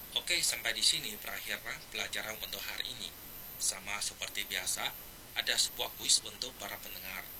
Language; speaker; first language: Malay; non-native, fluent; Chinese